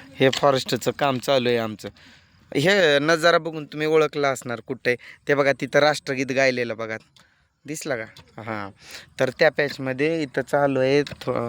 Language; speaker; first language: Marathi; non-native, local second language; Lambadi